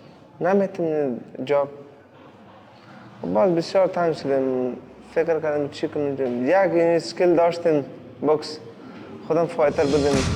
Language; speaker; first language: Persian; non-native, learner; Pashto